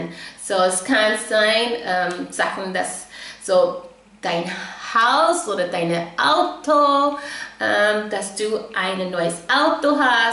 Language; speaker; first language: German; non-native, fluent; English